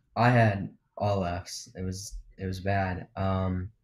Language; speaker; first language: English; native; English